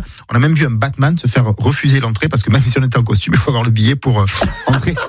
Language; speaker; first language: French; native; French